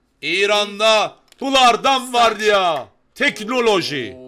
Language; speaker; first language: Turkish; non-native, learner; Azerbaijani